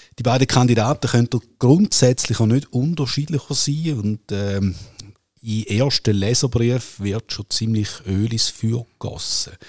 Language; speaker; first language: German; native; German